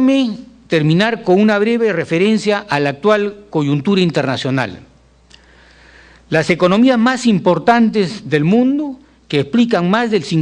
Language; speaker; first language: Spanish; native; Spanish